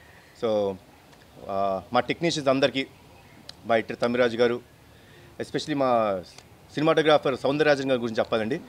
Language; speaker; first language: Telugu; native; Telugu